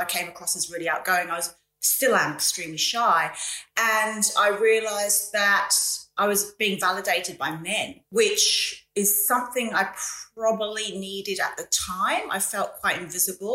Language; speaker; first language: English; native; English